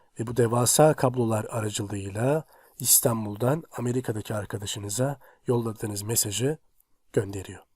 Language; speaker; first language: Turkish; native; Turkish